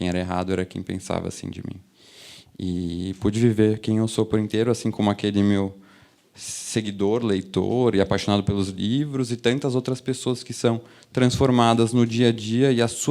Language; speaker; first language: Portuguese; native; Portuguese